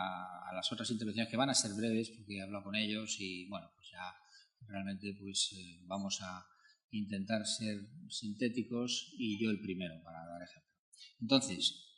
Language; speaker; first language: Spanish; native; Spanish